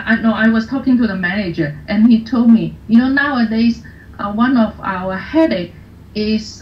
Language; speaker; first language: English; non-native, local second language; Cantonese